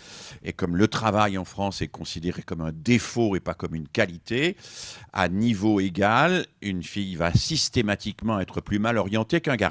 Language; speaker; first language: French; native; French